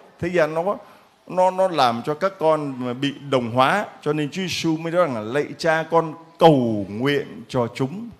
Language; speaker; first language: Vietnamese; native; Vietnamese